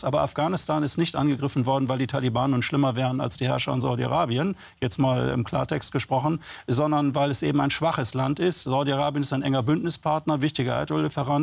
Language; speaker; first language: German; native; German